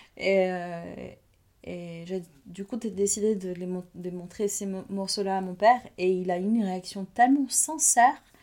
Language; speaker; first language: French; non-native, fluent; Portuguese